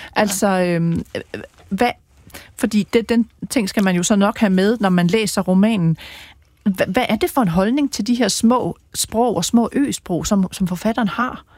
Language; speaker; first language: Danish; native; Danish